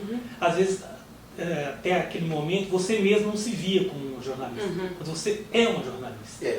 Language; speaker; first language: Portuguese; native; Portuguese